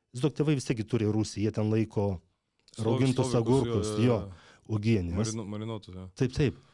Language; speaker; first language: Lithuanian; native; Lithuanian